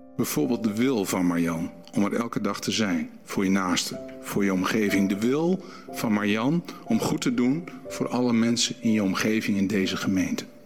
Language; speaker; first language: Dutch; native; Dutch